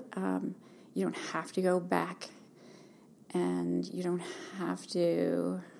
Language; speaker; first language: English; native; English